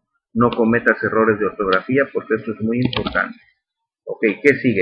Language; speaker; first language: Spanish; native; Spanish